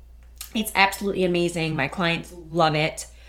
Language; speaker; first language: English; non-native, fluent; Danish